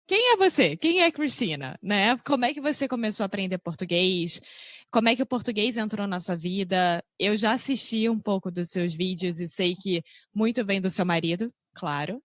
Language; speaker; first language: Portuguese; native; Portuguese